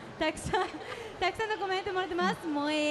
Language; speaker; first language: Japanese; native; Japanese